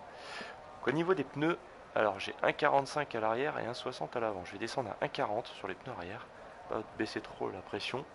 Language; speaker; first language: French; native; French